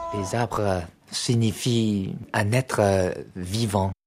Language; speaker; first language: French; non-native, fluent; Chinese